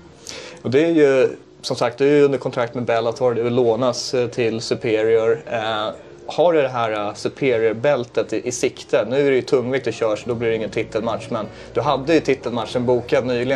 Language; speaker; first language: Swedish; native; Swedish